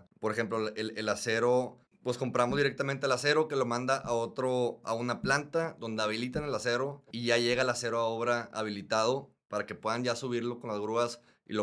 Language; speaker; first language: Spanish; native; Spanish